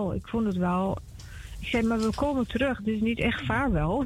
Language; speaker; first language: Dutch; non-native, fluent; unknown